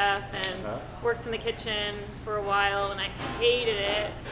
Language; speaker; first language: English; native; English